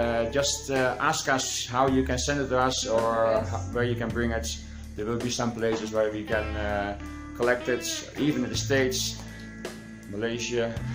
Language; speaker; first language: English; non-native, fluent; Dutch